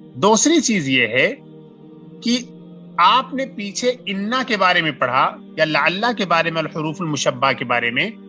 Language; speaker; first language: Urdu; native; Urdu